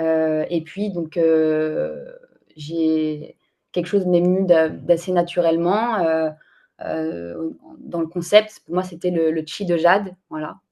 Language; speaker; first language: French; native; French